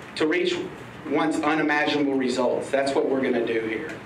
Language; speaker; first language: English; native; English